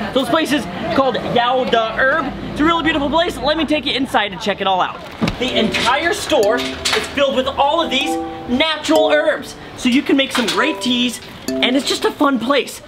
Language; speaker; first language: English; native; English